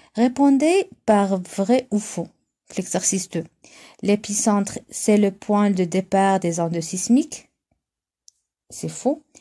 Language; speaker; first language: French; non-native, local second language; Arabic